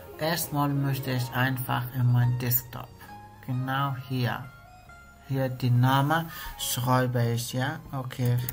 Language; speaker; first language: German; non-native, learner; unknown